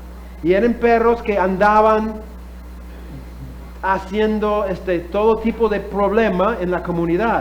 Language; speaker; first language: Spanish; non-native, fluent; English